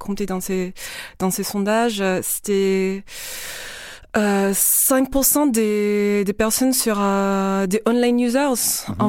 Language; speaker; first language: French; non-native, fluent; English